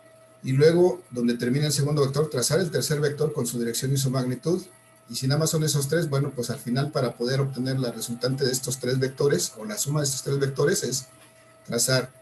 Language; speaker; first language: Spanish; native; Spanish